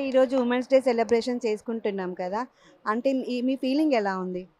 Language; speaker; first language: Telugu; native; Telugu